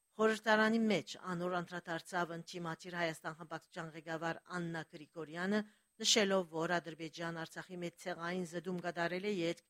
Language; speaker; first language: Armenian; early bilingual, heritage; Armenian